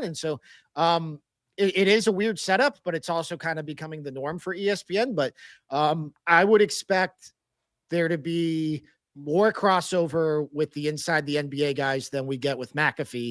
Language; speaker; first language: English; native; English